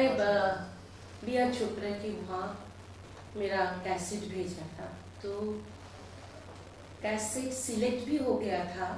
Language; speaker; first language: Hindi; non-native, local second language; Bangla